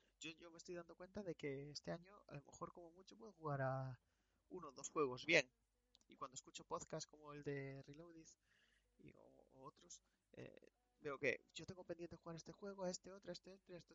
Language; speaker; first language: Spanish; native; Spanish